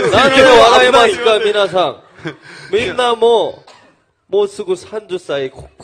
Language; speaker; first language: Japanese; non-native, learner; Korean